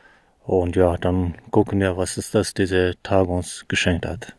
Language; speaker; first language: German; non-native, learner; Mongolian